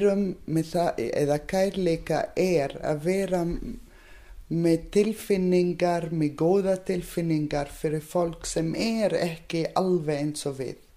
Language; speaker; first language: Icelandic; non-native, learner; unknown